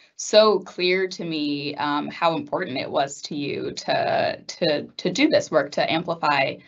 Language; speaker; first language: English; native; English